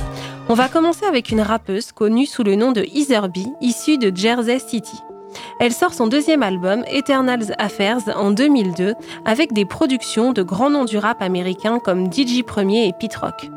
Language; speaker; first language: French; native; French